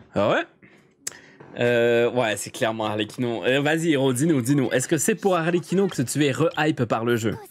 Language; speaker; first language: French; native; French